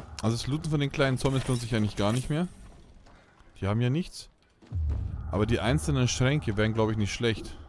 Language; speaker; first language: German; native; German